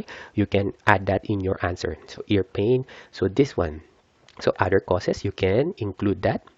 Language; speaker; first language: English; non-native, fluent; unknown